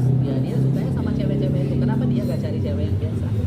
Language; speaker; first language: Indonesian; non-native, fluent; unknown